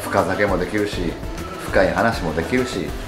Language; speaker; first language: Japanese; native; Japanese